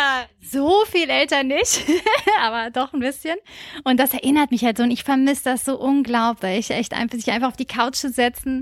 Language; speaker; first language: German; native; German